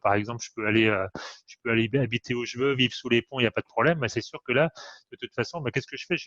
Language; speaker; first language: French; native; French